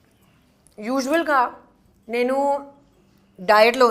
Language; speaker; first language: Telugu; non-native, learner; Hindi